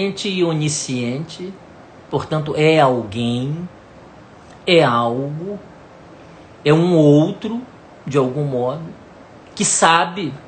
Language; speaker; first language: Portuguese; native; Portuguese